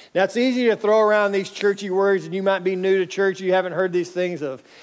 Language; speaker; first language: English; native; English